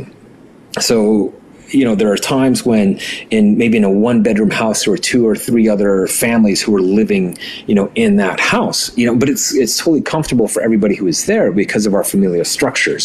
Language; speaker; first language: English; early bilingual, other home language; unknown